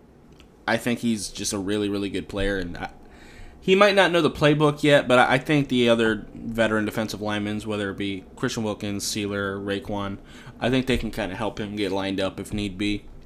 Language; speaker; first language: English; native; English